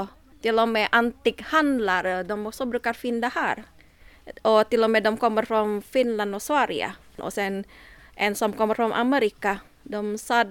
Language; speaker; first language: Swedish; non-native, learner; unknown